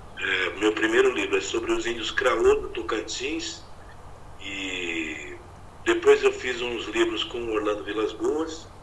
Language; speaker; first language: Portuguese; native; Portuguese